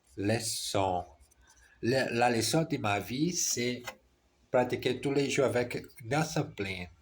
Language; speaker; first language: French; non-native, learner; Portuguese